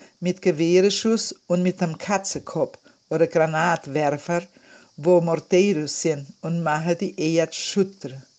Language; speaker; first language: German; early bilingual, heritage; German